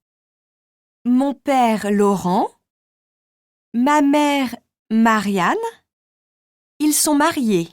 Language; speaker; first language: French; native; French